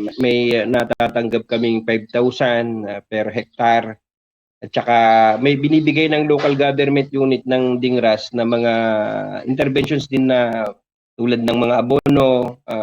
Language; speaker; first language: Filipino; non-native, local second language; Iloko